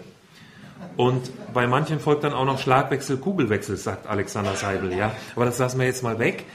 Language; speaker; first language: German; native; German